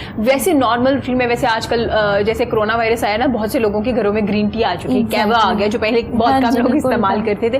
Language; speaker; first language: Urdu; native; Urdu